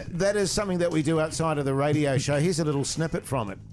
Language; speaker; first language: English; native; English